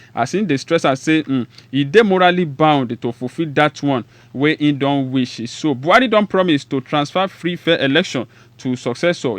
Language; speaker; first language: Nigerian Pidgin; non-native, local second language; Yoruba